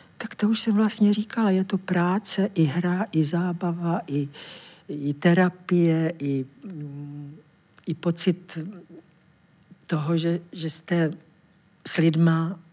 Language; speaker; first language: Czech; native; Czech